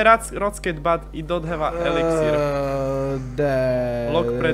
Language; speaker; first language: English; non-native, learner; Slovak